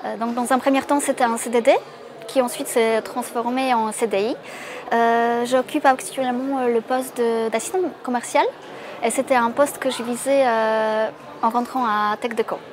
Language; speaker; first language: French; non-native, fluent; Polish